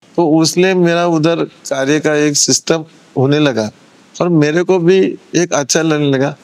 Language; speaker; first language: Hindi; non-native, local second language; Marathi